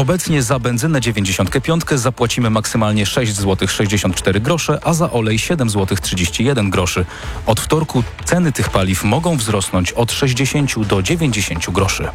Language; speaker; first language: Polish; native; Polish